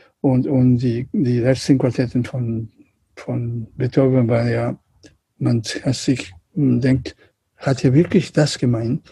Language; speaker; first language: German; non-native, learner; Catalan